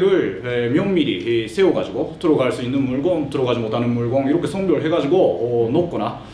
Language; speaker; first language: Korean; early bilingual, heritage; Korean